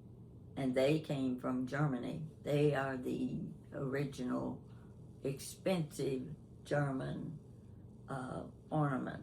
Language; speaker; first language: English; native; English